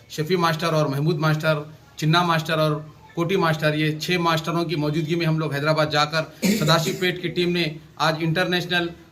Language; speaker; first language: Hindi; non-native, local second language; Urdu